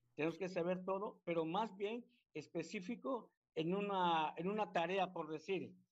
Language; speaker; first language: Spanish; native; Spanish